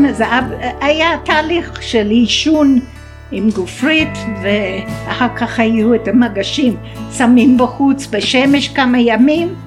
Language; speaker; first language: Hebrew; non-native, fluent; English